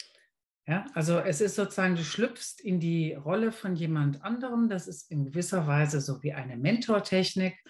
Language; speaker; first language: German; native; German